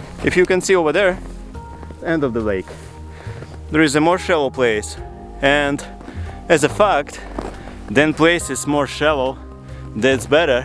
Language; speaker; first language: English; non-native, learner; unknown